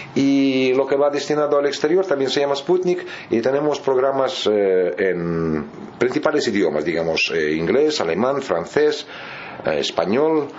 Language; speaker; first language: Spanish; non-native, fluent; Russian